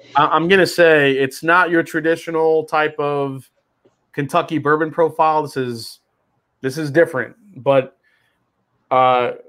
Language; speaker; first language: English; native; English